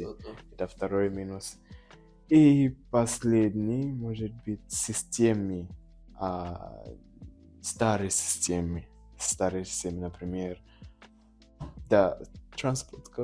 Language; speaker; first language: Russian; non-native, learner; Nyanja